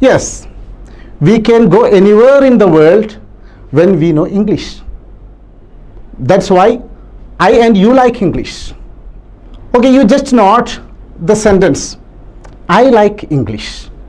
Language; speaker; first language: English; non-native, local second language; Malayalam